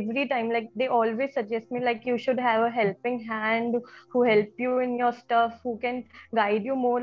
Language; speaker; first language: English; non-native, local second language; Hindi